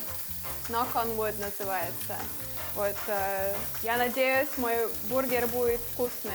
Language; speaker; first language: Russian; non-native, fluent; English